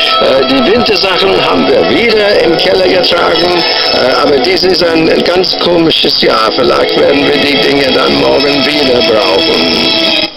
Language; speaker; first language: German; non-native, fluent; English